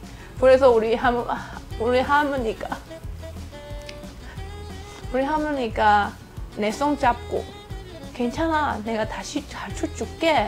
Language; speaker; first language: Korean; non-native, learner; Min Nan Chinese